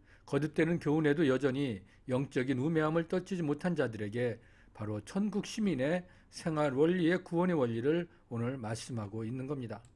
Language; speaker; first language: Korean; native; Korean